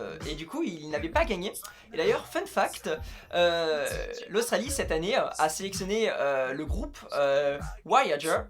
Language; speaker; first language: French; native; French